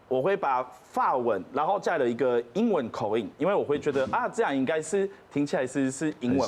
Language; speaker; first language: Chinese; non-native, fluent; French